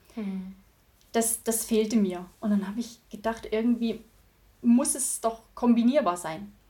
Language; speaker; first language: German; native; German